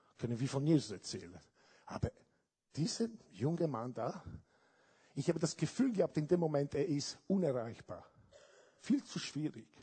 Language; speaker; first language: German; non-native, fluent; Italian